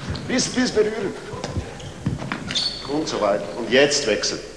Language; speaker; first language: German; non-native, fluent; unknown